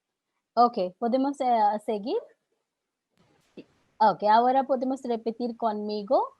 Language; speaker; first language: Spanish; non-native, learner; Hindi